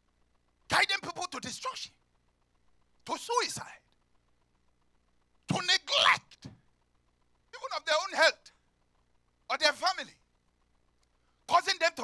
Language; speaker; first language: English; non-native, local second language; Yoruba